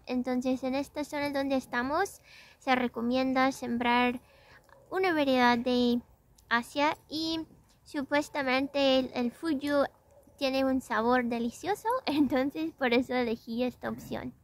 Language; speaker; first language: Spanish; non-native, fluent; English